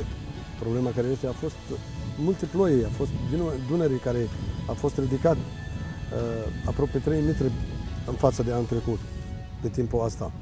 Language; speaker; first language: Romanian; non-native, learner; Arabic